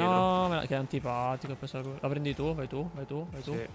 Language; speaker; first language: Italian; native; Italian